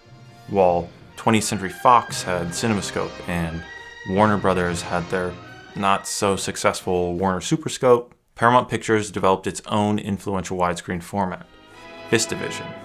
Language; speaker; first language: English; native; English